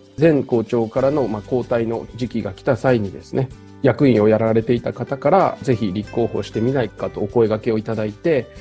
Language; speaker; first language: Japanese; native; Japanese